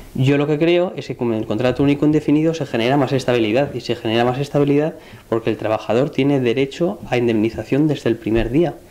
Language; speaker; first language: Spanish; native; Spanish